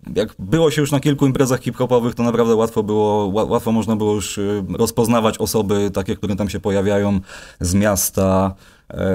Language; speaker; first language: Polish; native; Polish